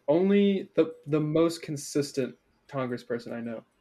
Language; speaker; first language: English; native; English